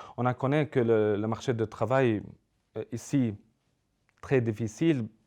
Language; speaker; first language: French; non-native, learner; Arabic